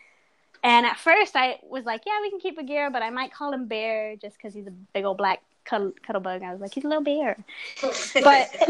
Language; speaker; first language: English; native; English